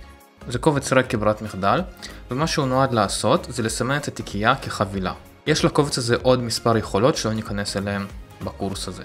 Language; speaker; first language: Hebrew; native; Hebrew